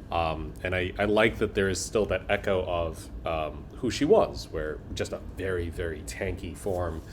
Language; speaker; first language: English; native; English